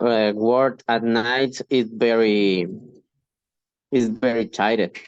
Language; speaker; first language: English; non-native, learner; Spanish